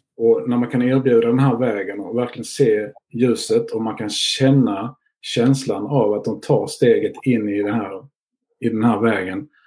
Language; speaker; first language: Swedish; native; Swedish